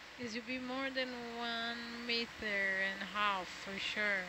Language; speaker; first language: English; non-native, fluent; Portuguese